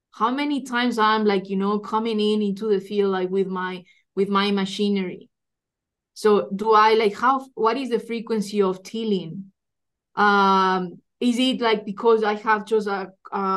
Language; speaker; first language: English; non-native, fluent; Spanish